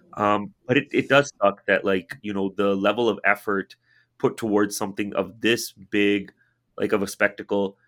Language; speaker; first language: English; native; English